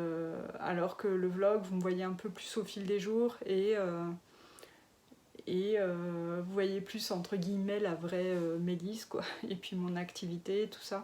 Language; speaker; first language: French; native; French